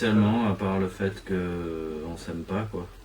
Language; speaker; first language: French; native; French